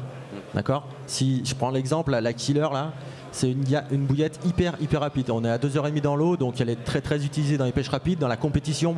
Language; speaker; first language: French; native; French